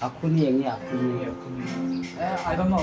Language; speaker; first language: Hindi; non-native, local second language; Mizo